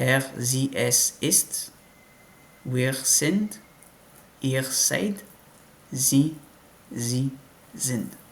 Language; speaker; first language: German; non-native, learner; French